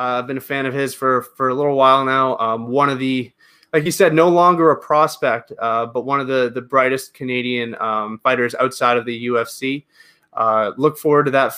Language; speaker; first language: English; native; English